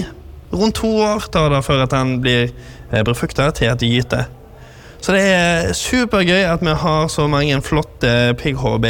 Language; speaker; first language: Norwegian; native; Norwegian